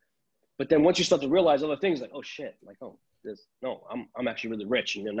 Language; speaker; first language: English; early bilingual, other home language; Italian